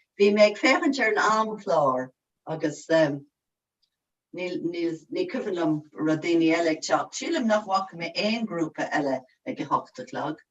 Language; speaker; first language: Irish; non-native, local second language; English